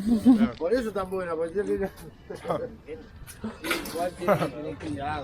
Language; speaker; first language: Spanish; native; Spanish